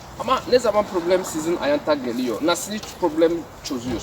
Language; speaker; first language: Turkish; non-native, learner; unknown